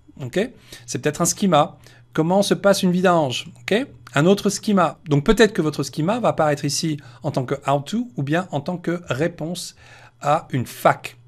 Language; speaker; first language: French; native; French